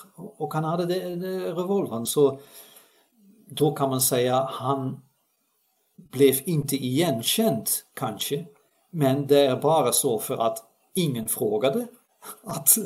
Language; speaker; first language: Swedish; non-native, fluent; Dutch